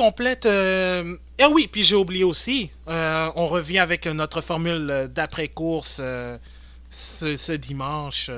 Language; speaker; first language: French; native; French